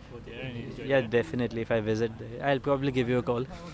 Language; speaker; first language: English; non-native, local second language; Punjabi